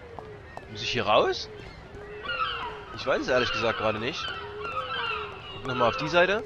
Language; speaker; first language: German; native; German